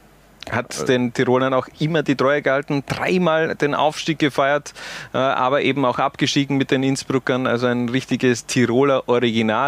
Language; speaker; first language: German; native; German